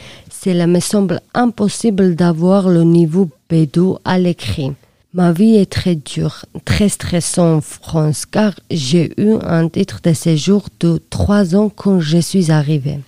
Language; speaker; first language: French; non-native, learner; Georgian